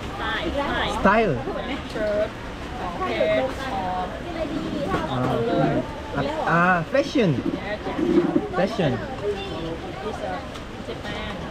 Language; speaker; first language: English; non-native, learner; Korean